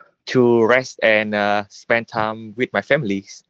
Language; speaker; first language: English; non-native, learner; Vietnamese